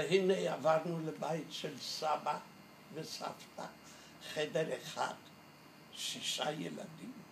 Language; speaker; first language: Hebrew; non-native, fluent; Yiddish